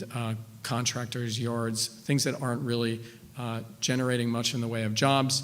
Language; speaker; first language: English; native; English